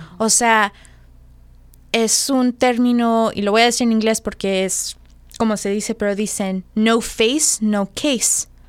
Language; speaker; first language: Spanish; early bilingual, heritage; Spanish